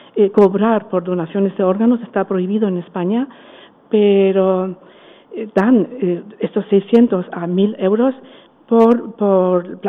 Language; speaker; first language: Spanish; non-native, fluent; German